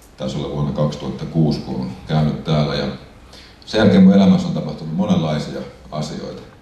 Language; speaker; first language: Finnish; native; Finnish